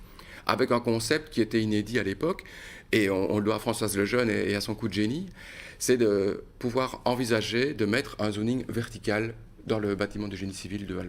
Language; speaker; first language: French; native; French